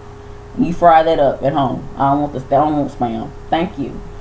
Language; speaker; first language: English; native; English